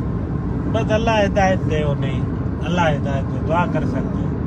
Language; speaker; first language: Hindi; non-native, local second language; Sindhi